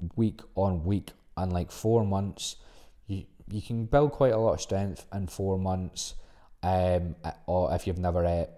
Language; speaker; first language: English; native; English